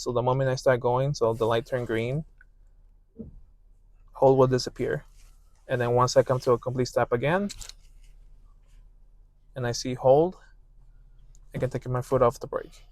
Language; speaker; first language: English; native; English